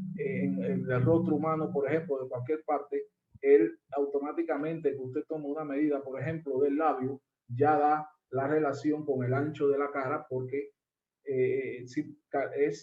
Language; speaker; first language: Spanish; native; Spanish